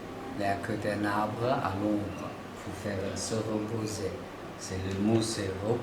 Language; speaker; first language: French; non-native, learner; Chinese